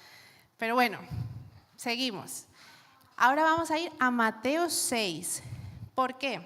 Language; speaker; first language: Spanish; native; Spanish